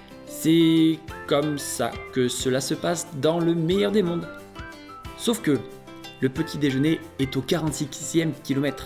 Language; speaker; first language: French; native; French